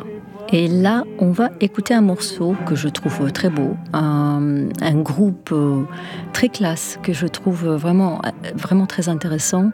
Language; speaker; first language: French; non-native, local second language; Arabic